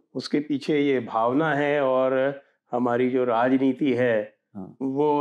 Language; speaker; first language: Hindi; native; Hindi